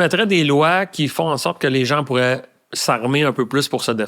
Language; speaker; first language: French; native; French